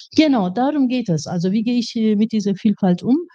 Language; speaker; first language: German; native; German